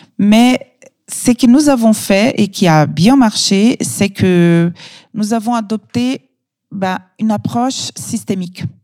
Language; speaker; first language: French; non-native, fluent; Portuguese